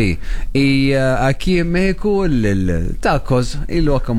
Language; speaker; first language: Spanish; non-native, learner; Arabic